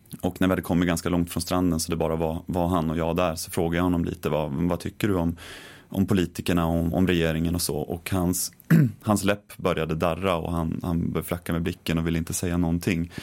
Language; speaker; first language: Swedish; native; Swedish